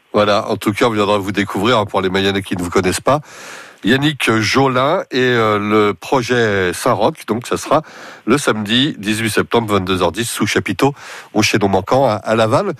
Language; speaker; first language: French; native; French